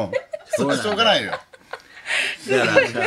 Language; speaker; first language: Japanese; native; Japanese